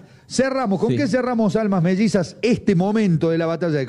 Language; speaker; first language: Spanish; native; Spanish